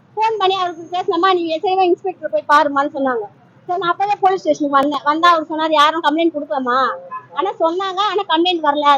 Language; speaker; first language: Tamil; native; Tamil